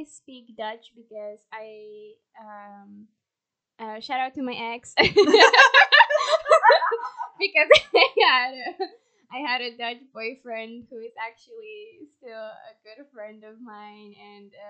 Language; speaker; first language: English; non-native, fluent; Polish